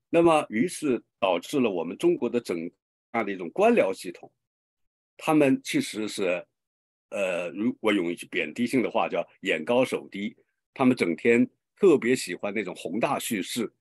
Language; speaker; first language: Chinese; native; Chinese